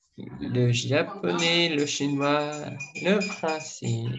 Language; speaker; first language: French; non-native, fluent; Russian